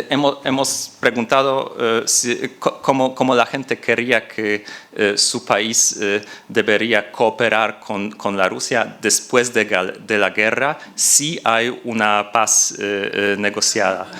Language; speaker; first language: Spanish; non-native, fluent; Polish